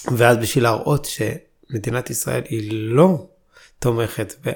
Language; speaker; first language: Hebrew; early bilingual, other home language; Amharic